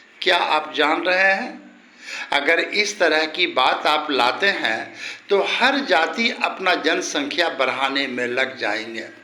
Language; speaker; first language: Hindi; native; Hindi